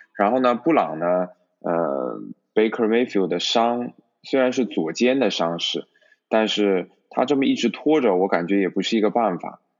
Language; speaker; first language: Chinese; native; Chinese